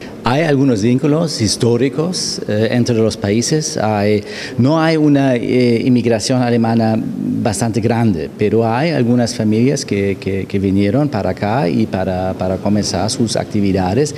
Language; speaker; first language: Spanish; non-native, fluent; German